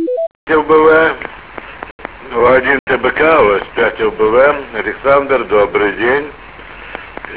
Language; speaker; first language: Russian; native; Russian